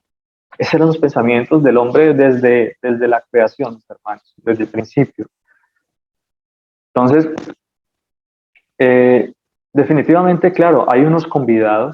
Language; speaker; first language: Spanish; native; Spanish